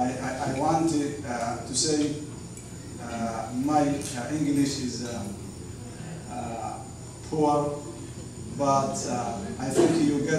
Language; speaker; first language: English; non-native, learner; Somali